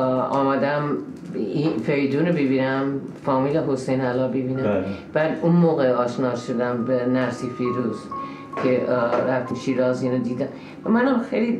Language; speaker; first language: Persian; non-native, fluent; English